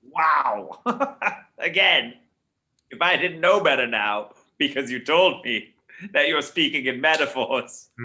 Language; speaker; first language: English; native; English